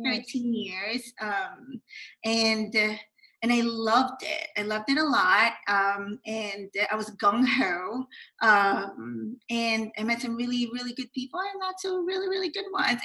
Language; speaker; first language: English; non-native, local second language; Filipino